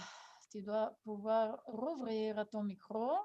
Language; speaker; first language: French; non-native, fluent; Italian